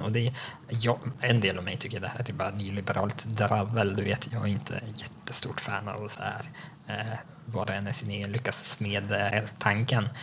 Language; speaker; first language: Swedish; native; Swedish